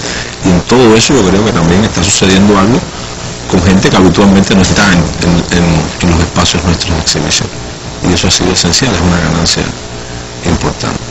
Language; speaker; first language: Spanish; native; Spanish